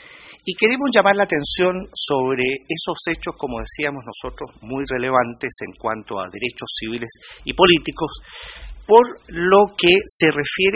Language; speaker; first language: Spanish; native; Spanish